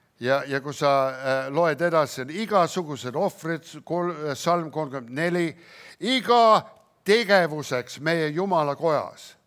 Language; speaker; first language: Estonian; early bilingual, heritage; Estonian